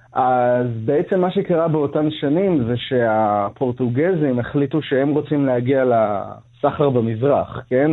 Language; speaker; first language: Hebrew; native; Hebrew